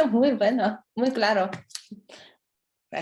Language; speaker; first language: Spanish; non-native, fluent; French